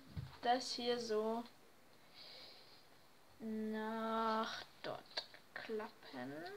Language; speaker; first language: German; native; German